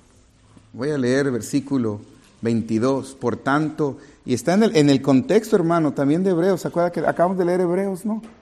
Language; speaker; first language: Spanish; native; Spanish